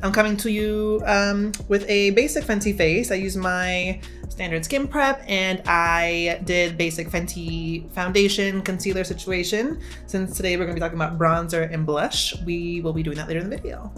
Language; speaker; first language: English; native; English